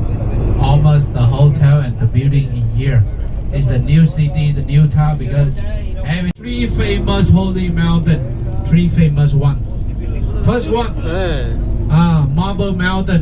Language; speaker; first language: English; non-native, local second language; Vietnamese